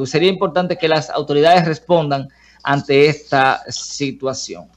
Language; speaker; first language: Spanish; native; Spanish